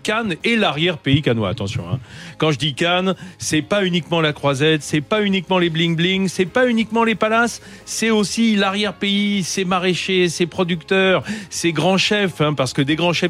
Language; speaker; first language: French; native; French